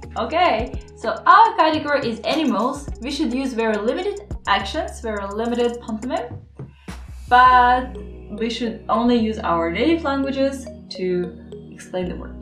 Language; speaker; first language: English; non-native, fluent; Russian